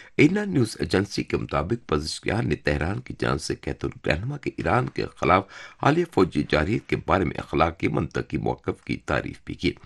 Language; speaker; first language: Urdu; non-native, fluent; Turkish